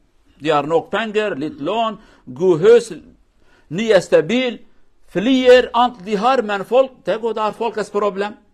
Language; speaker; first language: Norwegian; non-native, learner; Kurdish